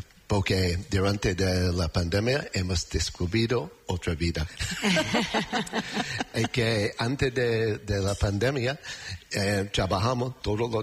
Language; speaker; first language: Spanish; non-native, learner; English